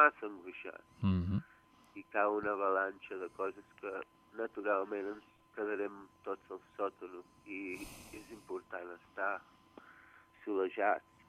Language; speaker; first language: Catalan; early bilingual, heritage; Catalan